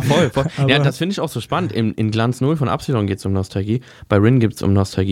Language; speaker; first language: German; native; German